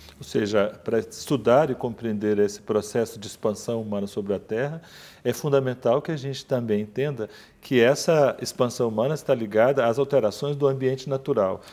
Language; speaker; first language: Portuguese; native; Portuguese